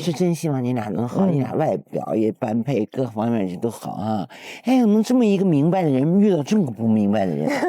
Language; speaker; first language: Chinese; native; Chinese